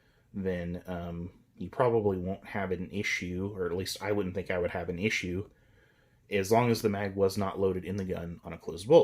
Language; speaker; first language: English; native; English